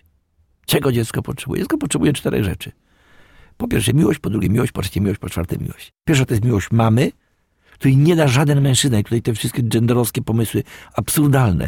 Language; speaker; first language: Polish; native; Polish